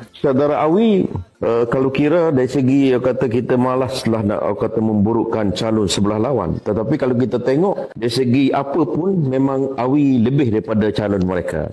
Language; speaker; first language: Malay; native; Malay